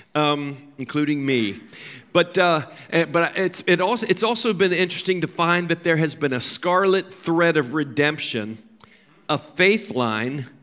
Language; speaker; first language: English; native; English